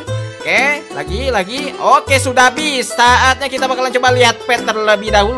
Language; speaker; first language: Indonesian; native; Indonesian